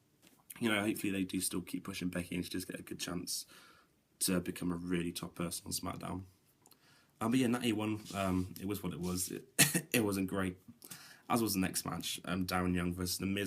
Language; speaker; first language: English; native; English